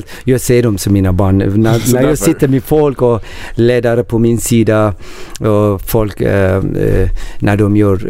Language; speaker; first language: Swedish; non-native, learner; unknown